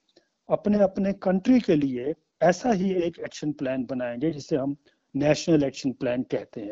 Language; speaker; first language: Hindi; native; Hindi